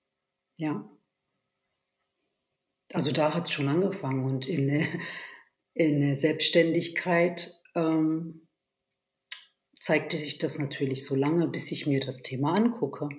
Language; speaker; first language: German; early bilingual, other home language; Turkish